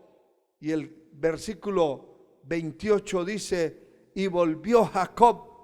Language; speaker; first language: Spanish; native; Spanish